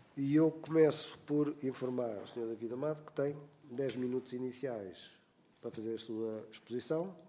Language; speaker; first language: Portuguese; native; Portuguese